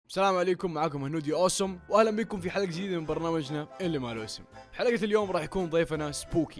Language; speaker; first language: Arabic; native; Arabic